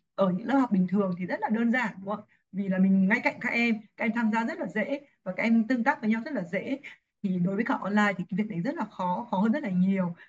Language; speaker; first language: Vietnamese; native; Vietnamese